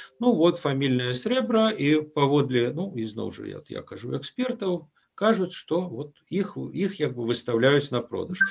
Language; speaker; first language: Belarusian; native; Belarusian